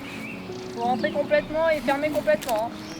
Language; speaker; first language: French; native; French